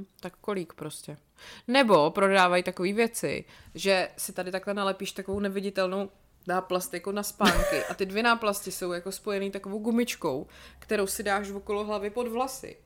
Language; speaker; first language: Czech; native; Czech